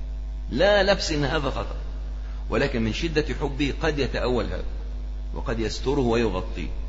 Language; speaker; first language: Arabic; native; Arabic